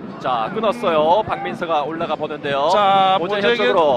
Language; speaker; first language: Korean; native; Korean